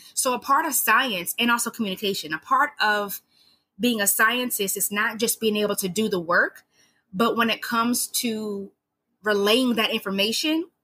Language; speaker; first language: English; native; English